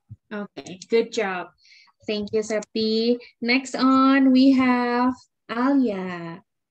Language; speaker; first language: English; non-native, fluent; Indonesian